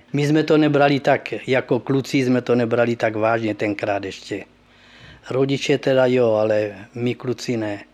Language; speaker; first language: Czech; early bilingual, heritage; Czech